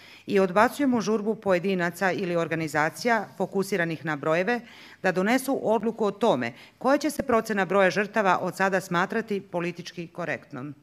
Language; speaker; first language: Croatian; native; Croatian